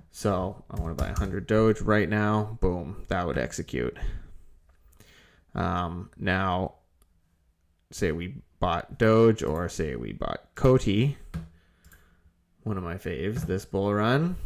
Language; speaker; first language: English; native; English